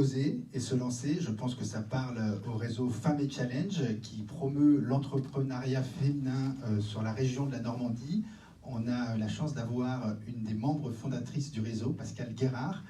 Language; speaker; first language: French; native; French